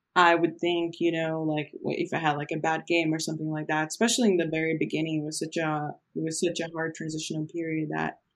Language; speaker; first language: English; early bilingual, other home language; Portuguese